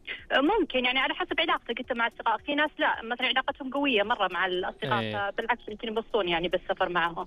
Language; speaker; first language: Arabic; native; Arabic